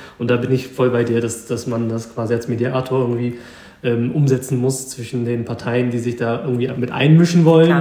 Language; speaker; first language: German; early bilingual, other home language; Vietnamese